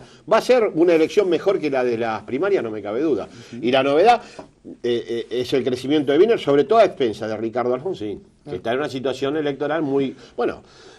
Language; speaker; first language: Spanish; native; Spanish